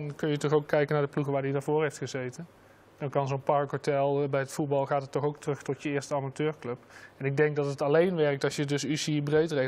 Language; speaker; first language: Dutch; native; Dutch